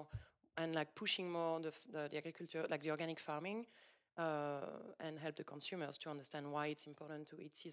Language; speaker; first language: English; non-native, fluent; French